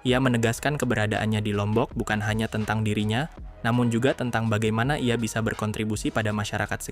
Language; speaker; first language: Indonesian; native; Indonesian